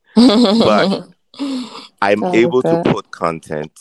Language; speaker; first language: English; non-native, local second language; Akan